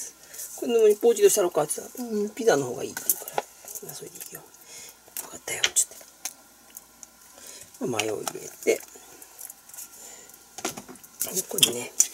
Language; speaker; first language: Japanese; native; Japanese